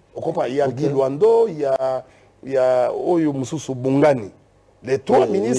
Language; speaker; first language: French; non-native, local second language; Lingala